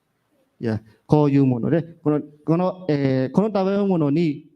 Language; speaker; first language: Japanese; non-native, learner; Burmese